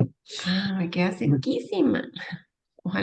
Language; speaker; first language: Spanish; native; Spanish